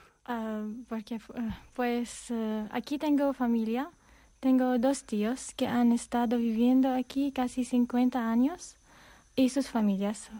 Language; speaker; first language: Spanish; non-native, fluent; Armenian